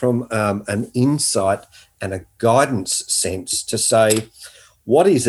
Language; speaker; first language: English; native; English